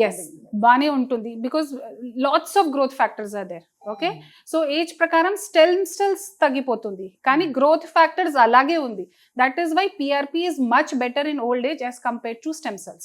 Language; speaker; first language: Telugu; non-native, fluent; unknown